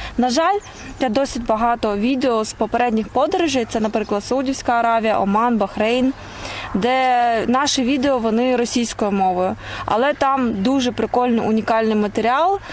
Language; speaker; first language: Ukrainian; non-native, local second language; Russian